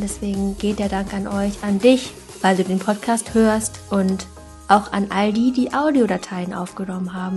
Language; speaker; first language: German; native; German